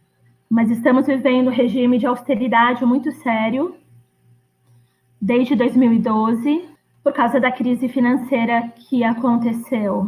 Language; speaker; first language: Portuguese; non-native, fluent; Greek